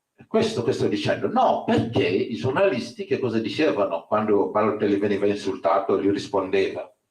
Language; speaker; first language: Italian; non-native, fluent; Wolof